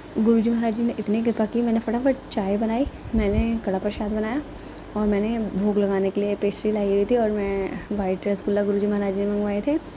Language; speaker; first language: Hindi; native; Hindi